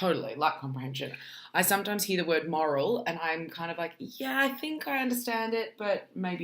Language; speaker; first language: English; native; English